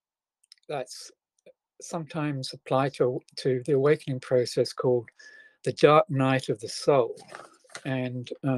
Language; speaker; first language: English; native; English